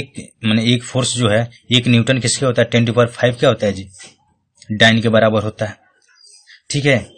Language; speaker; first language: Hindi; native; Hindi